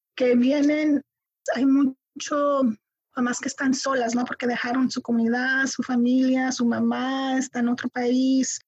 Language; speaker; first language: Spanish; early bilingual, heritage; Spanish